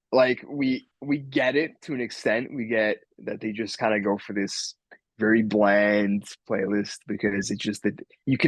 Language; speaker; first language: English; native; English